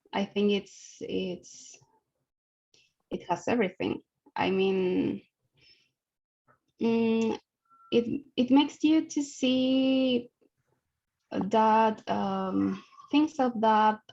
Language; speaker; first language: English; non-native, learner; Spanish